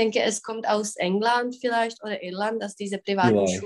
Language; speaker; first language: German; non-native, fluent; Czech